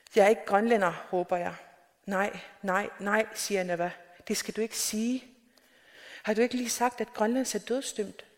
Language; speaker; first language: Danish; non-native, local second language; Kalaallisut